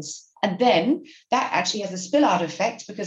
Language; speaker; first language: English; native; English